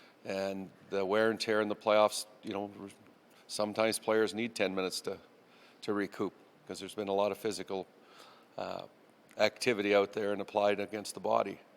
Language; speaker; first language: English; native; English